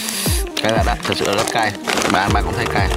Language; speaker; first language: Vietnamese; native; Vietnamese